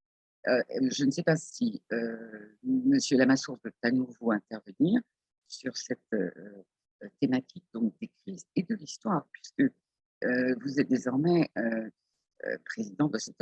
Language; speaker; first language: French; native; French